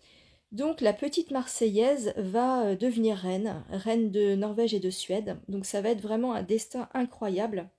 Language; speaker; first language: French; native; French